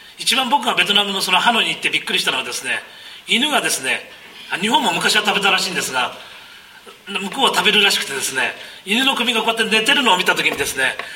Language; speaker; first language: Japanese; native; Japanese